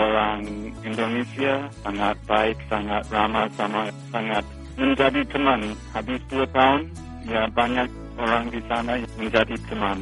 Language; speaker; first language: Indonesian; non-native, fluent; English